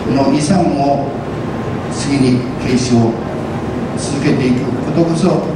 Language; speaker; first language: Japanese; early bilingual, heritage; Japanese